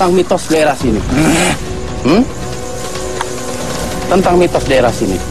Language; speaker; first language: Indonesian; native; Indonesian